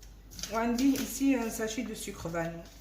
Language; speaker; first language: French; non-native, local second language; Arabic